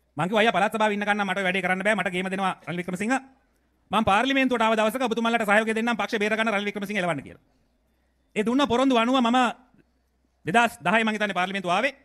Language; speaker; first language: Sinhala; native; Sinhala